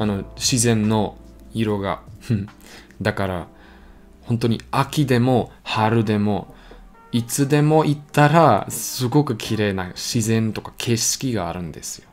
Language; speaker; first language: Japanese; non-native, learner; German